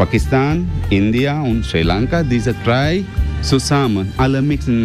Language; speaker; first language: German; non-native, learner; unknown